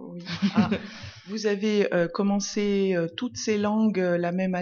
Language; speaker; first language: French; native; French